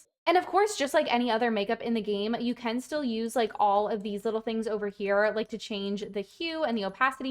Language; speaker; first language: English; native; English